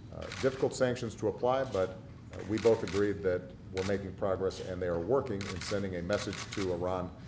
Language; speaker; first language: English; native; English